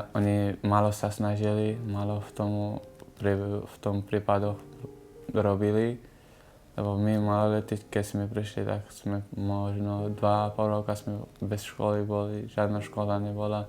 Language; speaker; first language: Slovak; non-native, learner; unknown